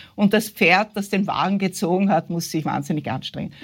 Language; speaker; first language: German; native; German